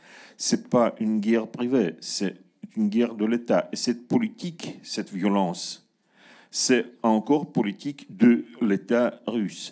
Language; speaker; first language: French; non-native, learner; Russian